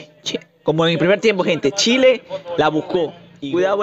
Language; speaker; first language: Spanish; native; Spanish